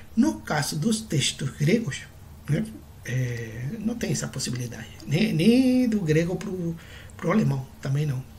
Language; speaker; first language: Portuguese; non-native, fluent; Spanish